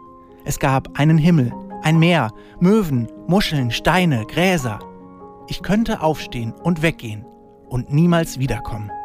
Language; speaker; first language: German; native; German